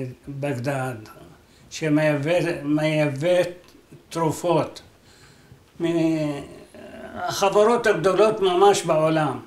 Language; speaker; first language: Hebrew; non-native, fluent; Arabic